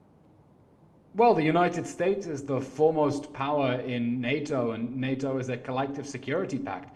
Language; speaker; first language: English; native; English